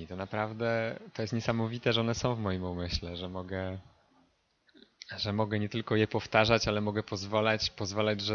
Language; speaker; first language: Polish; native; Polish